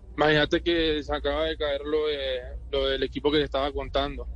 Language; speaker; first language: Spanish; native; Spanish